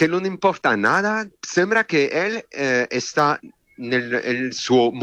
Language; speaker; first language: Spanish; non-native, learner; French